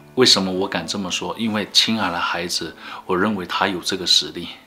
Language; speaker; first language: Chinese; native; Chinese